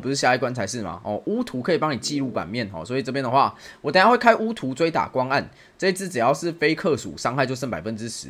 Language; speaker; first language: Chinese; native; Chinese